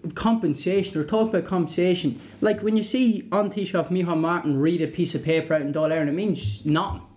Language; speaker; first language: English; native; English